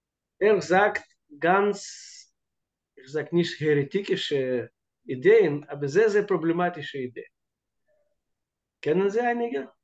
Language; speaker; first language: German; non-native, fluent; Russian